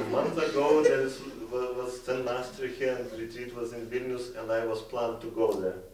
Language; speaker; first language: English; non-native, fluent; Lithuanian